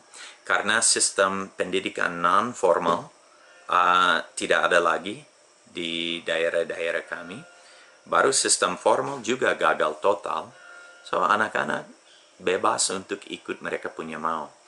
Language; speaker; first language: Indonesian; non-native, fluent; English